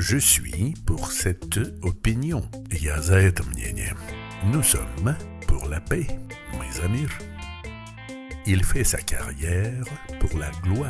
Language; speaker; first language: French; non-native, fluent; Russian